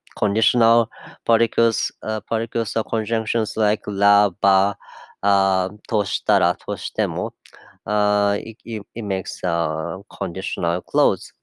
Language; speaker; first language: English; non-native, fluent; Japanese